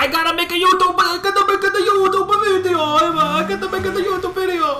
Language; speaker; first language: English; native; English